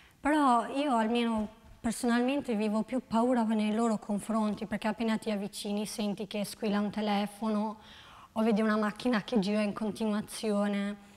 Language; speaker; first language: Italian; non-native, fluent; Albanian